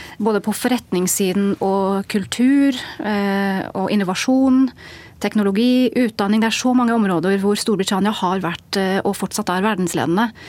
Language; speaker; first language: Norwegian; non-native, fluent; English